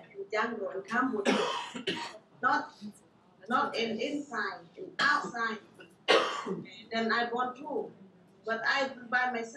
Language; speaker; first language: English; non-native, learner; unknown